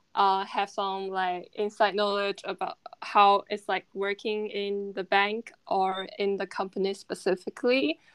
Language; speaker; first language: English; non-native, fluent; Chinese